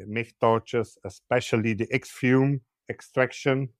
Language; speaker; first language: English; non-native, learner; Dutch